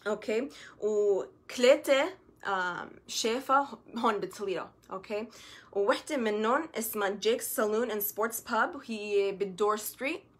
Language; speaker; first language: Arabic; early bilingual, other home language; English